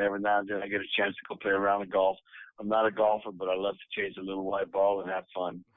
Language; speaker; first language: English; native; English